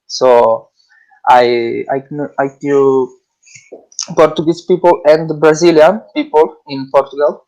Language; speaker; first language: English; non-native, learner; Italian